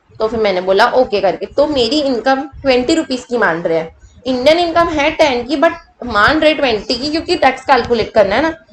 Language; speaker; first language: Hindi; native; Hindi